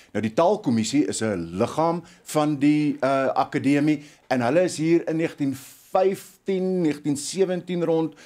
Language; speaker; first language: Afrikaans; native; Afrikaans